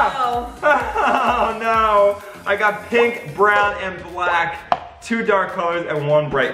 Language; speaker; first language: English; native; English